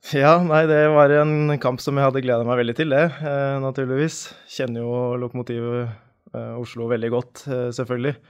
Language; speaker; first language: Norwegian; native; Norwegian